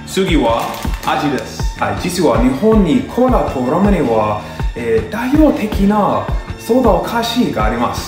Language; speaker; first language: Japanese; non-native, learner; English